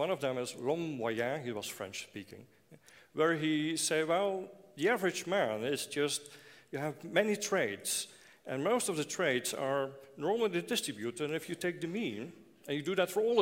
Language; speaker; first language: English; non-native, fluent; Dutch